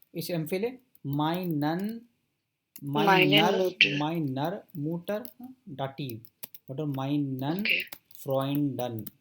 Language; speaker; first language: German; non-native, fluent; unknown